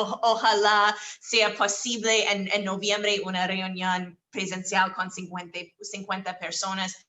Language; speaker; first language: Spanish; non-native, fluent; English